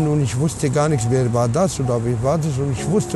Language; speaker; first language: German; non-native, learner; Arabic